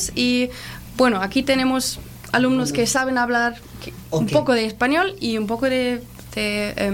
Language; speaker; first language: Spanish; non-native, learner; German